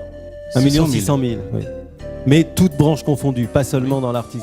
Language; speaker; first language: French; native; French